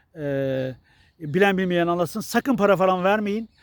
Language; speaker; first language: Turkish; native; Turkish